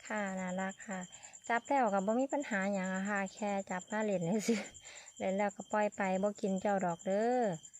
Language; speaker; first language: Thai; native; Thai